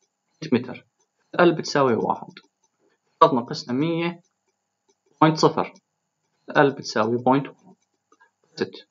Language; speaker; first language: Arabic; native; Arabic